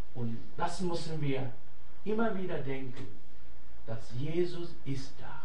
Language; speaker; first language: German; non-native, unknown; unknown